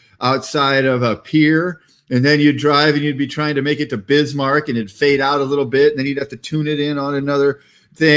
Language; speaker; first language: English; native; English